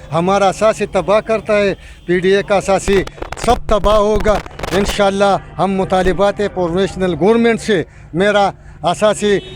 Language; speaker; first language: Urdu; non-native, local second language; Pashto